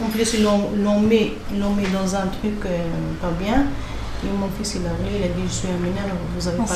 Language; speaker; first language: French; non-native, learner; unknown